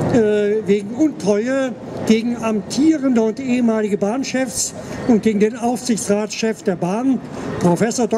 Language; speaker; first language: German; native; German